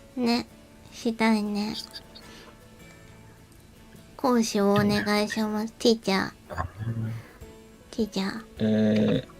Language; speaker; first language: Japanese; native; Japanese